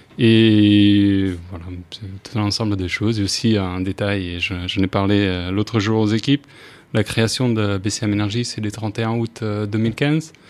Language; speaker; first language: French; non-native, fluent; Spanish